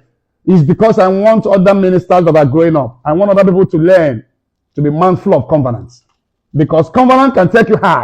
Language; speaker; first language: English; non-native, local second language; Igbo